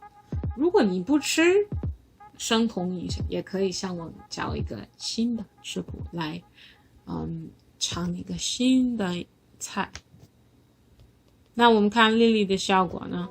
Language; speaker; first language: Chinese; non-native, learner; English